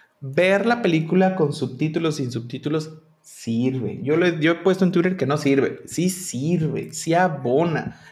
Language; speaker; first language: Spanish; native; Spanish